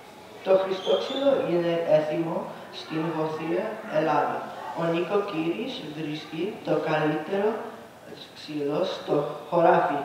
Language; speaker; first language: Greek; early bilingual, heritage; Greek